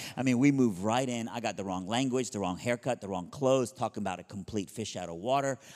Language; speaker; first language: English; early bilingual, other home language; Persian